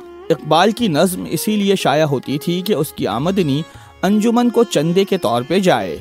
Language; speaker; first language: Urdu; native; Urdu